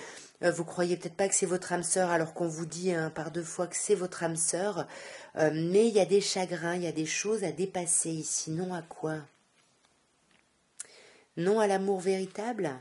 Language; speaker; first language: French; native; French